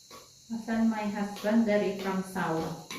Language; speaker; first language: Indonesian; non-native, learner; Filipino